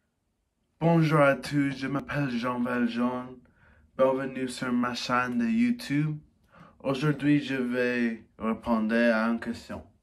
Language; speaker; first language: French; non-native, learner; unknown